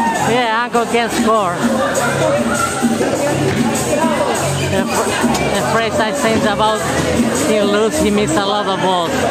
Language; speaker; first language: English; non-native, fluent; Spanish